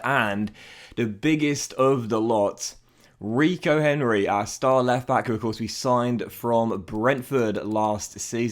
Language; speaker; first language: English; native; English